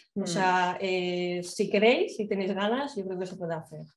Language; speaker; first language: Spanish; non-native, fluent; Slovak